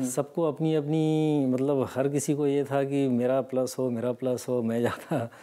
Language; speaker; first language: Hindi; native; Hindi